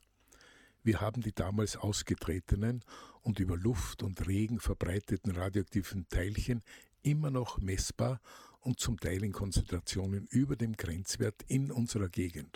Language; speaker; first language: German; native; German